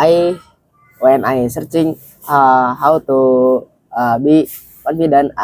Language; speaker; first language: English; non-native, learner; Indonesian